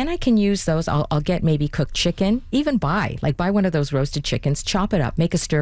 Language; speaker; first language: English; native; English